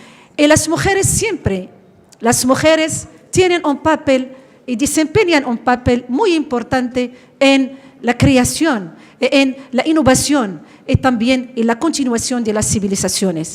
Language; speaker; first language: Spanish; non-native, fluent; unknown